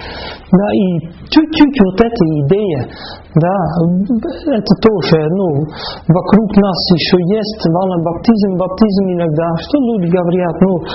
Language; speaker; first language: Russian; non-native, fluent; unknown